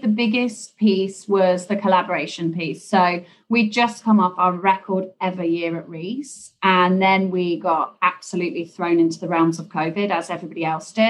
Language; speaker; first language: English; native; English